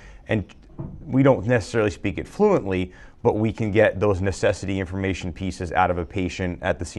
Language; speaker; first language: English; native; English